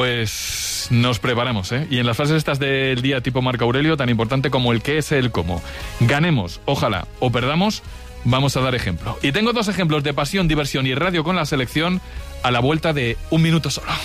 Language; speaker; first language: Spanish; native; Spanish